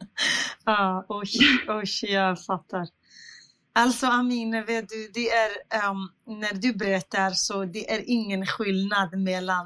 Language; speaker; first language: Swedish; non-native, fluent; Central Kurdish